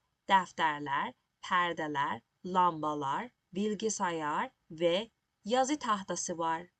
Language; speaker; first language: Turkish; non-native, learner; Persian